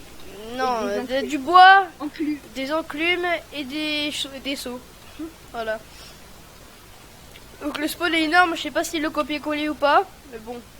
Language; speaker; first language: French; native; French